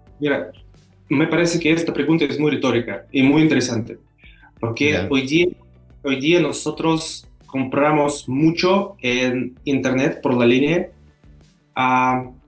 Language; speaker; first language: Spanish; non-native, learner; Russian